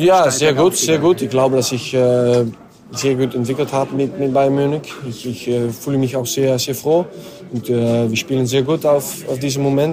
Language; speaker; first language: German; non-native, learner; French